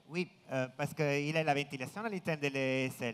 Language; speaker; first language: French; non-native, learner; Italian